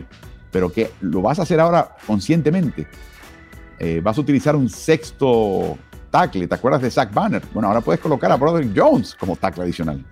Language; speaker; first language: Spanish; native; Spanish